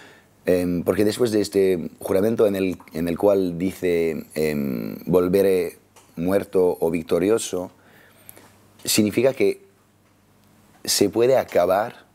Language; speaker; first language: Spanish; non-native, fluent; French